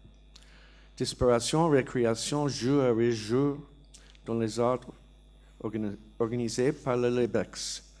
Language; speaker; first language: French; non-native, learner; English